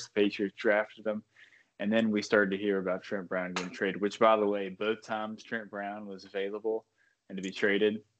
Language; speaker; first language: English; native; English